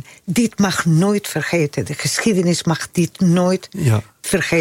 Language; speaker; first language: Dutch; non-native, fluent; Spanish